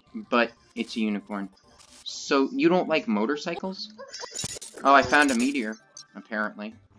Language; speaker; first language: English; native; English